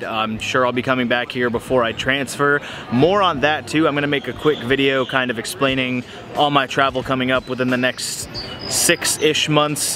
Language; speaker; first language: English; native; English